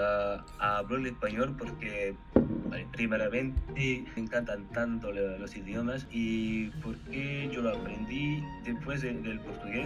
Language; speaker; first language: Spanish; non-native, fluent; French